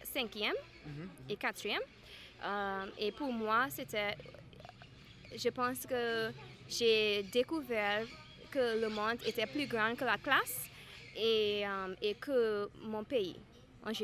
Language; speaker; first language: French; non-native, fluent; English